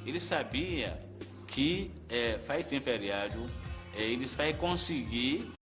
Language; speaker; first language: Portuguese; non-native, fluent; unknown